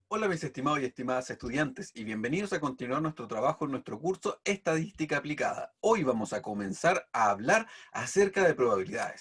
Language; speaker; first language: Spanish; native; Spanish